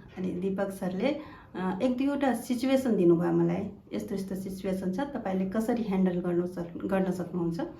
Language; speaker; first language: Nepali; non-native, local second language; Maithili